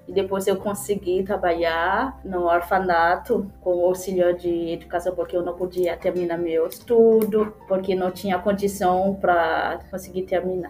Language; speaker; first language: Portuguese; non-native, learner; Haitian Creole